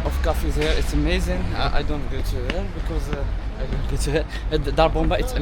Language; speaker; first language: English; non-native, learner; Arabic